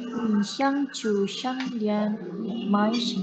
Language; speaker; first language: Chinese; non-native, learner; Indonesian